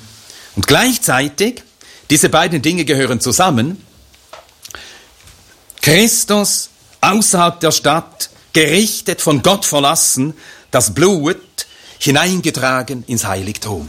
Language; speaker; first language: German; native; German